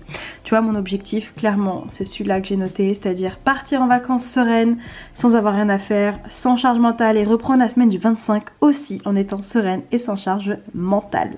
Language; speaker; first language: French; native; French